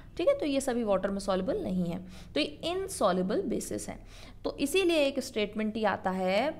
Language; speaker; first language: Hindi; native; Hindi